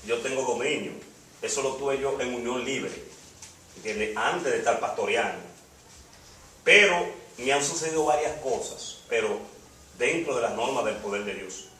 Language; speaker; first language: Spanish; native; Spanish